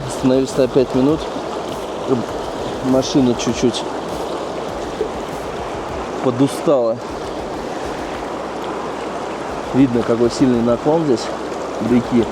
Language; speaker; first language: Russian; native; Russian